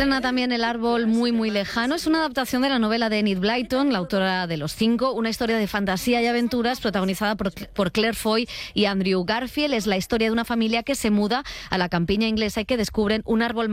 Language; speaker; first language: Spanish; native; Spanish